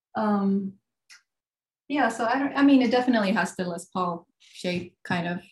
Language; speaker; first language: English; non-native, fluent; Swedish